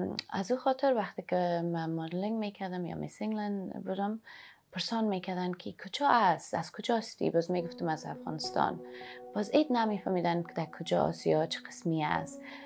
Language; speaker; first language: Persian; early bilingual, heritage; Persian